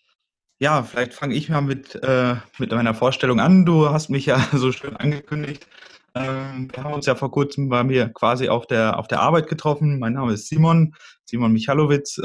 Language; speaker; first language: German; native; German